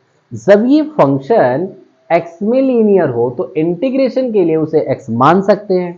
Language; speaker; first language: Hindi; native; Hindi